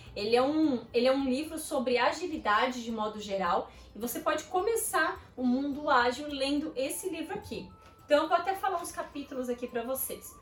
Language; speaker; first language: Portuguese; native; Portuguese